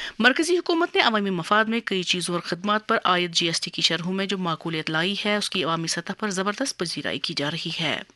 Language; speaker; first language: Urdu; non-native, local second language; Kashmiri